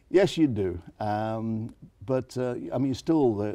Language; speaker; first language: English; native; English